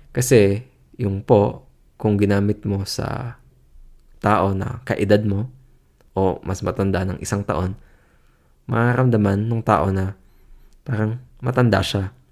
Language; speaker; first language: Filipino; native; Filipino